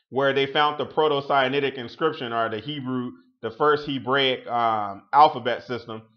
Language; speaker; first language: English; native; English